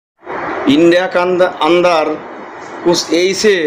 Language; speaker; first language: Hindi; non-native, local second language; Bangla